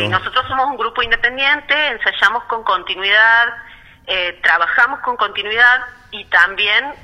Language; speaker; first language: Spanish; native; Spanish